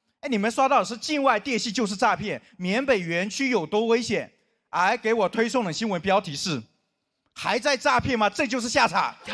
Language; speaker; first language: Chinese; non-native, local second language; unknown